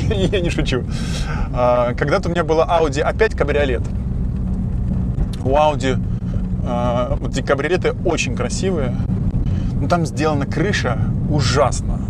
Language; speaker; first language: Russian; native; Russian